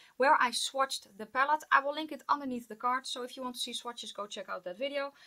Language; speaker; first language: English; non-native, fluent; Dutch